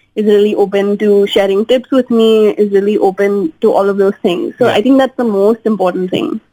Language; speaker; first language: English; non-native, local second language; Hindi